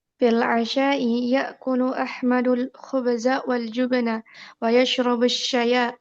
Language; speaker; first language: Arabic; non-native, learner; Indonesian